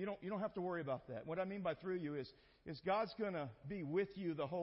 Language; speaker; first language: English; native; English